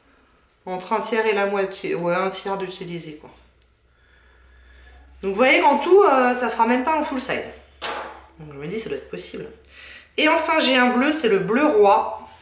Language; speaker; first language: French; native; French